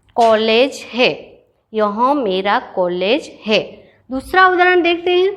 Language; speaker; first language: Hindi; non-native, local second language; Gujarati